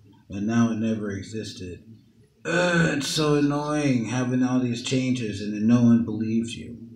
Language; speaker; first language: English; native; English